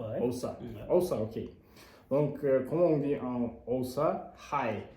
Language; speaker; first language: French; non-native, learner; Kazakh